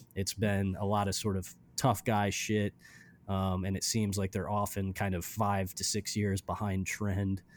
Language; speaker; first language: English; early bilingual, other home language; Romanian